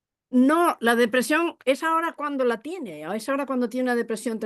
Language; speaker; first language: Spanish; native; Spanish